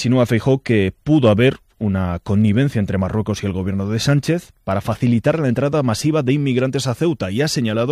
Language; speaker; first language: Spanish; native; Spanish